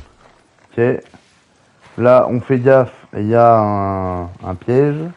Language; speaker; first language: French; native; French